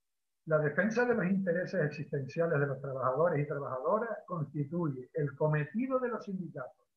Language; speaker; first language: Spanish; native; Spanish